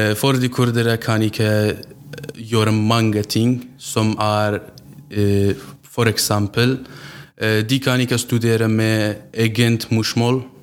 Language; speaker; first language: Norwegian; non-native, learner; Central Kurdish